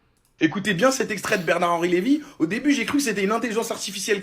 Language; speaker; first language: French; native; French